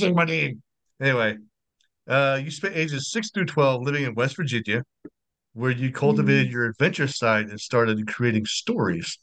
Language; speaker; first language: English; native; English